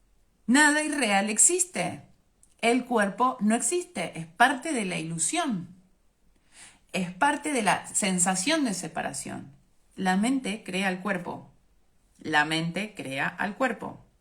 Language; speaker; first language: Spanish; native; Spanish